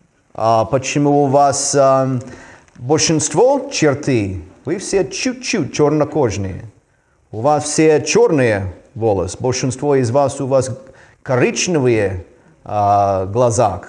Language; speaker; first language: Russian; non-native, fluent; English